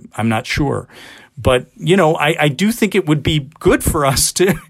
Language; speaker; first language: English; native; English